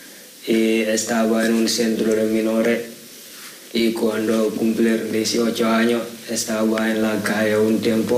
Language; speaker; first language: Spanish; non-native, learner; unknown